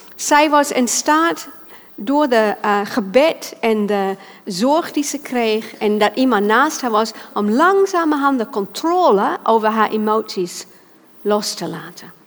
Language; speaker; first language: Dutch; non-native, fluent; English